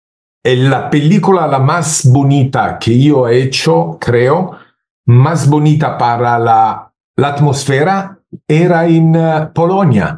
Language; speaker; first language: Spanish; non-native, learner; Italian